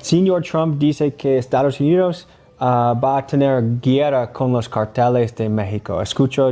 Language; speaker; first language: Spanish; non-native, learner; English